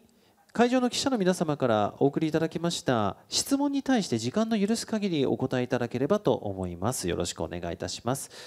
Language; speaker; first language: Japanese; native; Japanese